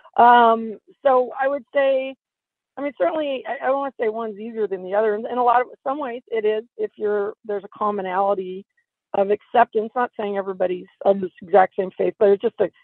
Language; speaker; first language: English; native; English